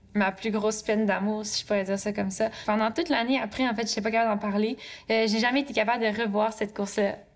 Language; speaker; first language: French; native; French